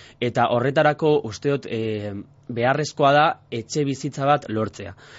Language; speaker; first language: Basque; non-native, local second language; Spanish